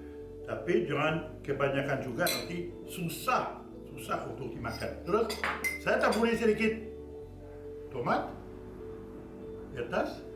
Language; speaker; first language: Indonesian; non-native, fluent; French